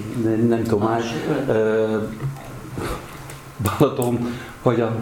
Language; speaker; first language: Hungarian; non-native, learner; Dutch